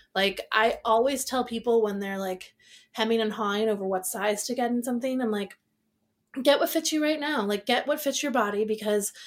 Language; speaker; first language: English; native; English